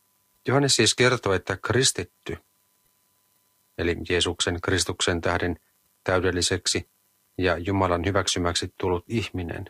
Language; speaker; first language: Finnish; native; Finnish